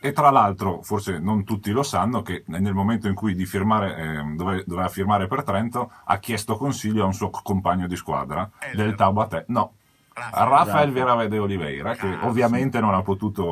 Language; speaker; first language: Italian; native; Italian